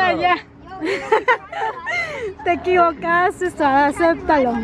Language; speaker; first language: Spanish; native; Spanish